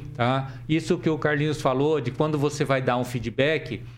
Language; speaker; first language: Portuguese; native; Portuguese